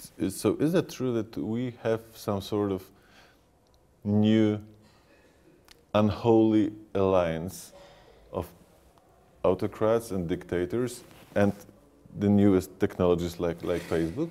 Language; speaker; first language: English; non-native, fluent; Polish